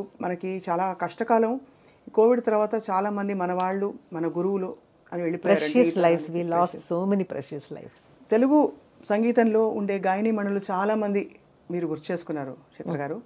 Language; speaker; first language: Telugu; native; Telugu